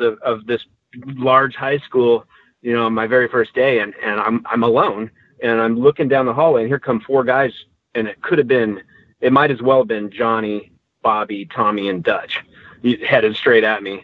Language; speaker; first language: English; native; English